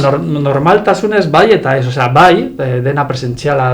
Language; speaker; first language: Basque; non-native, local second language; Spanish